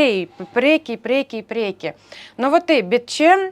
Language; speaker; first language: Lithuanian; non-native, learner; Ukrainian